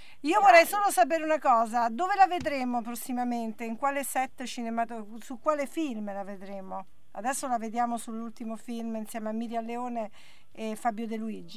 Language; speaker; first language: Italian; native; Italian